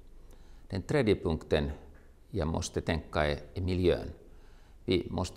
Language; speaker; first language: Swedish; non-native, local second language; Finnish